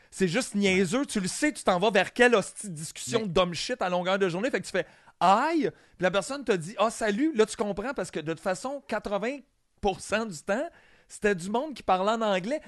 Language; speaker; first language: French; native; French